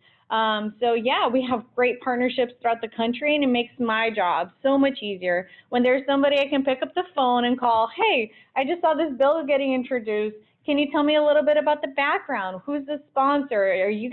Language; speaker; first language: English; early bilingual, other home language; Portuguese